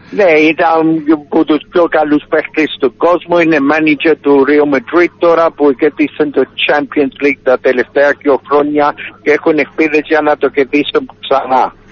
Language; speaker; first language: Greek; early bilingual, heritage; Greek